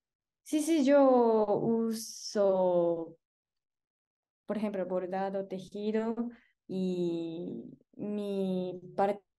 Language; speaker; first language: Spanish; non-native, learner; Japanese